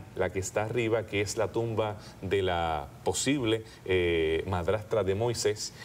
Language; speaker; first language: Spanish; native; Spanish